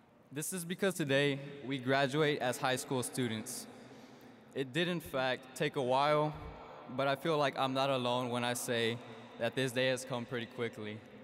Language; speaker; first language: English; early bilingual, other home language; Spanish